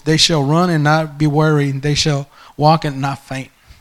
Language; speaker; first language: English; early bilingual, other home language; Spanish